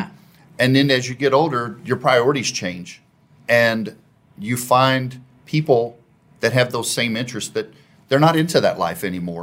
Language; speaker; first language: English; native; English